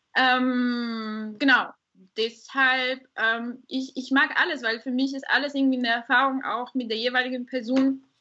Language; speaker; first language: German; non-native, fluent; Bulgarian